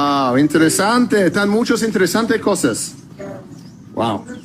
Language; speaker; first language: Spanish; non-native, learner; English